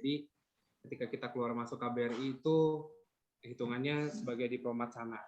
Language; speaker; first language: Indonesian; native; Indonesian